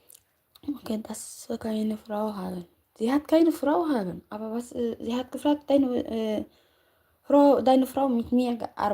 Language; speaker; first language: German; non-native, learner; Tigrinya